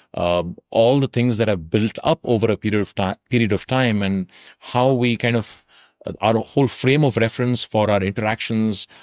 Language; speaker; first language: English; non-native, local second language; Tamil